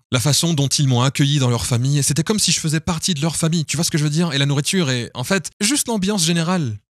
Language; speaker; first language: French; non-native, fluent; English